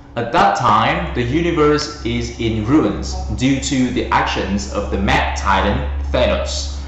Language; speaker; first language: English; non-native, fluent; Vietnamese